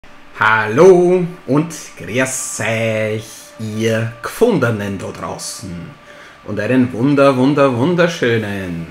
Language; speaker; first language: German; native; German